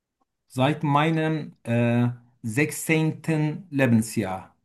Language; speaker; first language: German; non-native, learner; Turkish